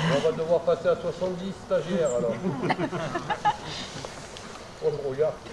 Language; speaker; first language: French; native; French